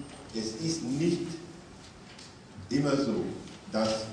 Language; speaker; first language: German; non-native, fluent; French